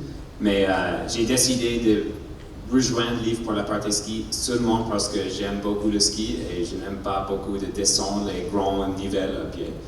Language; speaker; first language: French; non-native, learner; English